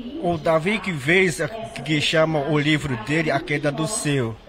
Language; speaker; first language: Portuguese; non-native, local second language; Yanomámi